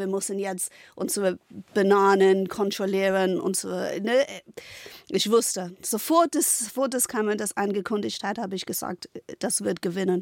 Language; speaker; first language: German; non-native, fluent; English